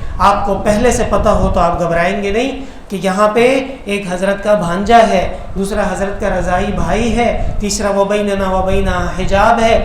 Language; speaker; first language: Urdu; non-native, local second language; Pashto